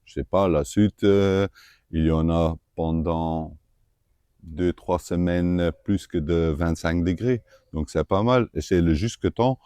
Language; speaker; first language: French; non-native, local second language; Dutch